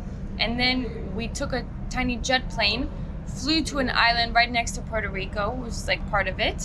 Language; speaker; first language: English; early bilingual, heritage; English